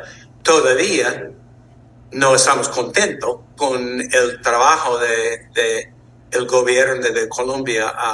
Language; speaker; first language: Spanish; non-native, fluent; English